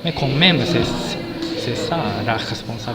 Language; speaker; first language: French; non-native, fluent; Japanese